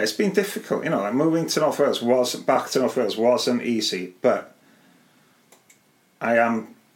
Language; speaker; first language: English; non-native, local second language; Welsh